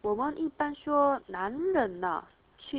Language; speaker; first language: Chinese; non-native, learner; Korean